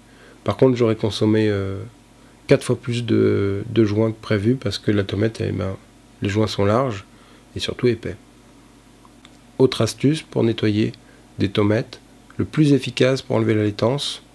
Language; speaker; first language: French; native; French